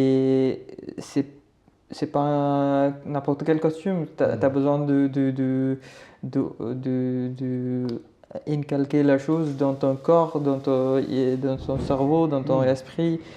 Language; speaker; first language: French; non-native, learner; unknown